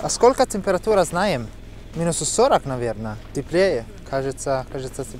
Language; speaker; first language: Russian; non-native, learner; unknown